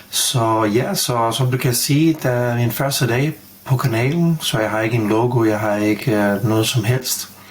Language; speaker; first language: Danish; non-native, fluent; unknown